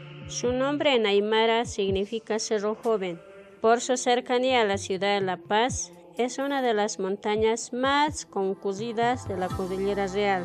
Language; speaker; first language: Spanish; native; Spanish